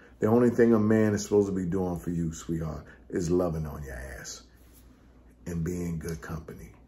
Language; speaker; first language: English; native; English